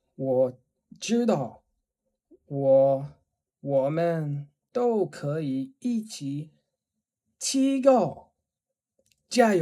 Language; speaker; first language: Chinese; non-native, learner; English